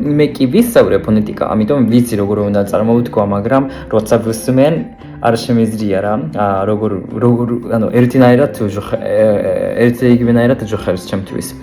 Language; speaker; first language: Georgian; non-native, learner; Japanese